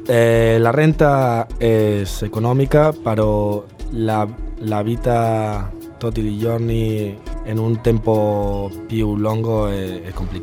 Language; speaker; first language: Italian; non-native, learner; Spanish